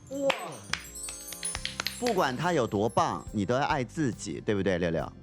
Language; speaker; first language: Chinese; native; Chinese